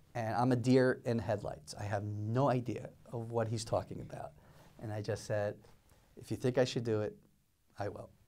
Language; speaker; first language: English; native; English